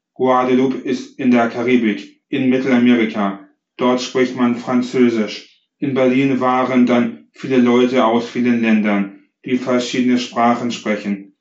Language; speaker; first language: German; native; German